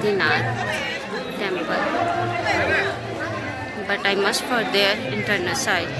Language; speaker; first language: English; non-native, learner; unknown